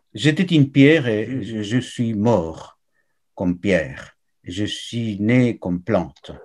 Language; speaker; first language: French; non-native, fluent; Spanish